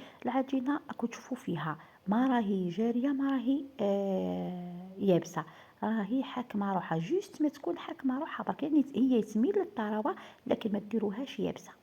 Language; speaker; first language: Arabic; native; Arabic